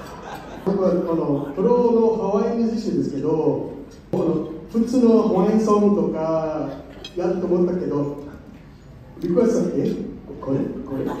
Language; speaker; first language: Japanese; non-native, learner; English